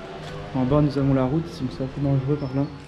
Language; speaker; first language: French; native; French